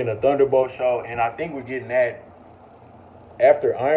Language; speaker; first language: English; native; English